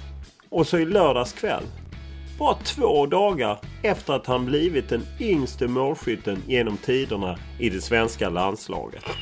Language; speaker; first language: Swedish; native; Swedish